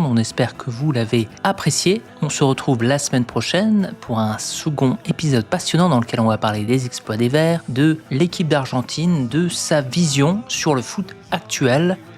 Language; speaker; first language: French; native; French